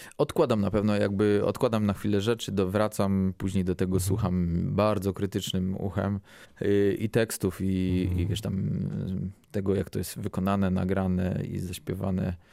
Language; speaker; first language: Polish; native; Polish